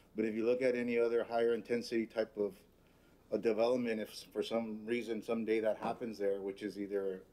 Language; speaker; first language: English; early bilingual, other home language; Spanish